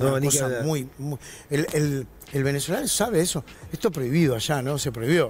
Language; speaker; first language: Spanish; native; Spanish